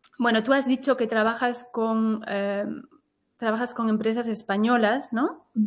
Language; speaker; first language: Spanish; native; Spanish